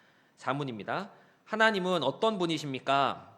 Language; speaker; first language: Korean; native; Korean